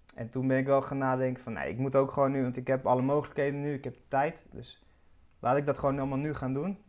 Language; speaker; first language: Dutch; native; Dutch